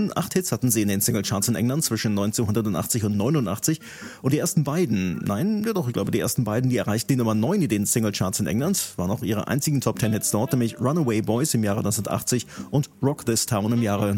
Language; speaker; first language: German; native; German